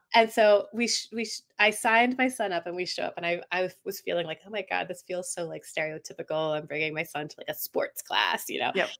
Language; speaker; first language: English; native; English